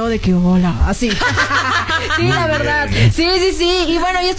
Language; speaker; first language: Spanish; native; Spanish